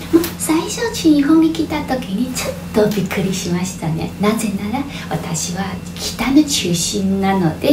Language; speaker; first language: Japanese; non-native, fluent; Chinese